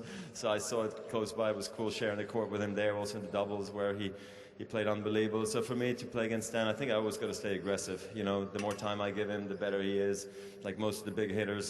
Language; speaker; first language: English; non-native, fluent; German